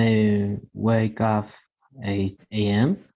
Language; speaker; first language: English; non-native, learner; Spanish